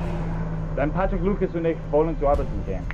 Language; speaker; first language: German; non-native, learner; English